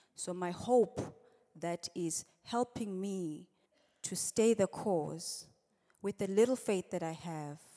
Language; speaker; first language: English; non-native, local second language; Swati